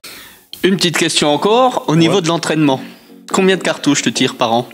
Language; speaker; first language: French; native; French